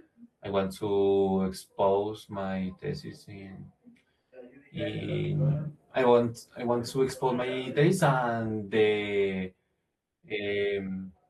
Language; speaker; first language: English; non-native, learner; Spanish